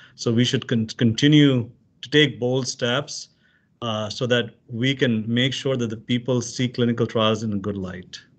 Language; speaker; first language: English; non-native, local second language; Urdu